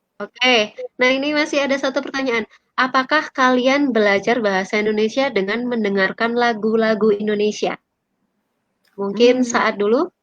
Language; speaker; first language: Indonesian; native; Indonesian